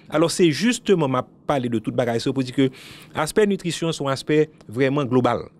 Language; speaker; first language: French; non-native, local second language; Haitian Creole